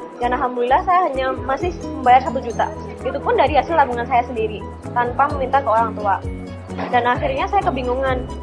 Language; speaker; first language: Indonesian; native; Indonesian